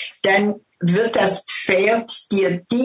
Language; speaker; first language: German; non-native, fluent; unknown